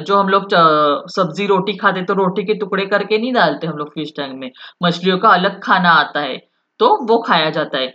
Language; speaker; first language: Hindi; non-native, local second language; Marathi